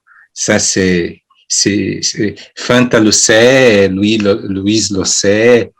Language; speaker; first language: French; non-native, fluent; Portuguese